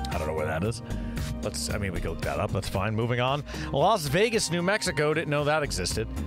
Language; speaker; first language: English; native; English